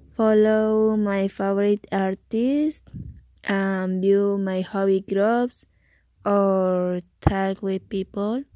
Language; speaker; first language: English; non-native, learner; Spanish